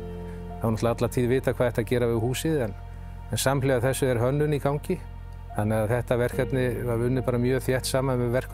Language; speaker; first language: Icelandic; native; Icelandic